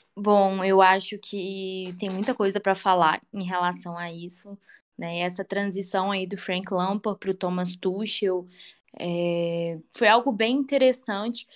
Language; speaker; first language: Portuguese; native; Portuguese